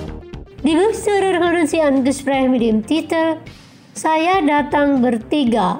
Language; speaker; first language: German; non-native, fluent; Indonesian